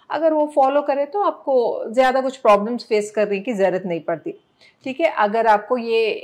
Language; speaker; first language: Hindi; non-native, local second language; Telugu